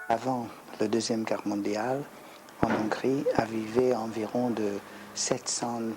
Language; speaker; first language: French; non-native, learner; Hungarian